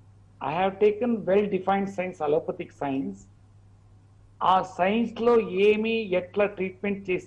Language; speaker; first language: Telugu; non-native, learner; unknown